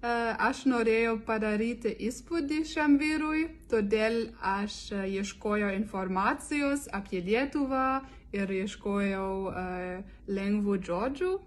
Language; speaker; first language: Lithuanian; non-native, learner; French